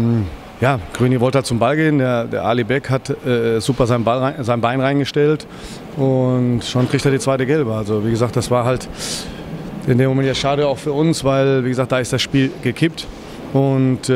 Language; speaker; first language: German; native; German